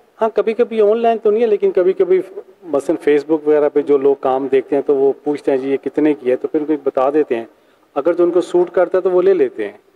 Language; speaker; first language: Urdu; non-native, local second language; Punjabi